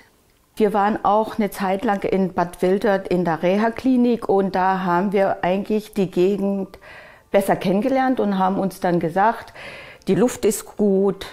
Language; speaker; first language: German; early bilingual, other home language; Japanese